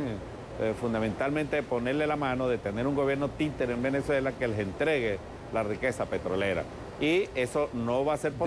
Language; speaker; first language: Spanish; native; Spanish